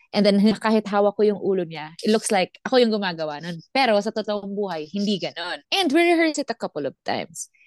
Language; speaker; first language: Filipino; non-native, local second language; Cebuano